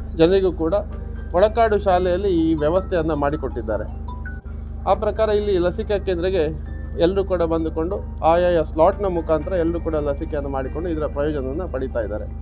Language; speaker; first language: Kannada; non-native, local second language; Konkani